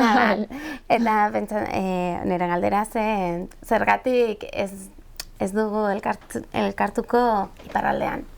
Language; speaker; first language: Basque; non-native, local second language; Spanish